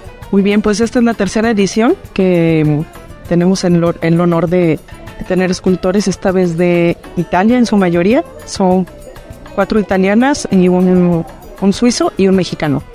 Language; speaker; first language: Spanish; native; Spanish